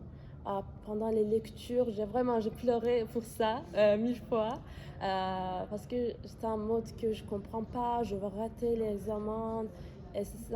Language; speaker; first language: French; non-native, fluent; Azerbaijani